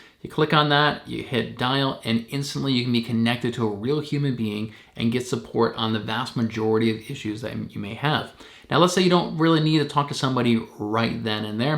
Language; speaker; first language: English; native; English